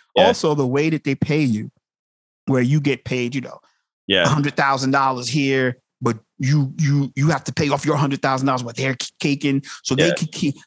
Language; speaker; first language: English; native; English